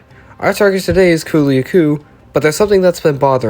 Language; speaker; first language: English; native; English